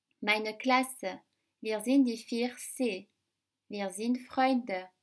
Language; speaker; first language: German; non-native, fluent; French